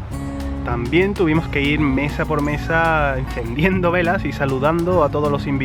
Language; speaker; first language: Spanish; native; Spanish